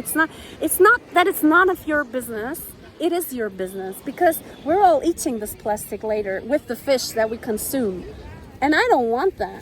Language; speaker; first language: English; non-native, fluent; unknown